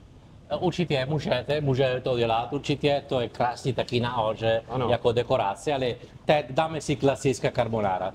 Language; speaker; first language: Czech; non-native, learner; Italian